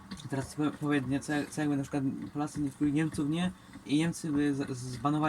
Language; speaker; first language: Polish; native; Polish